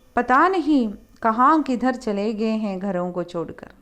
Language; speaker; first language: Hindi; non-native, local second language; Malayalam